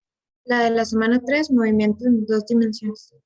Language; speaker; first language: Spanish; native; Spanish